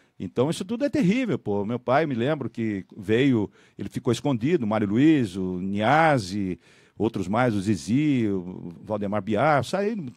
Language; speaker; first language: Portuguese; native; Portuguese